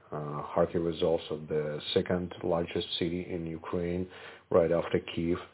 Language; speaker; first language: English; non-native, fluent; Ukrainian